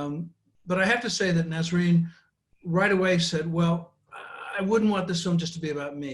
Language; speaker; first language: English; native; English